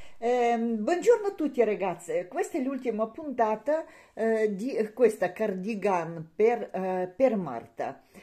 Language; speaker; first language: Italian; non-native, learner; Russian